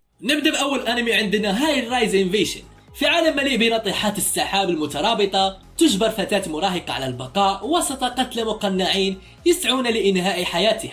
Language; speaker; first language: Arabic; native; Arabic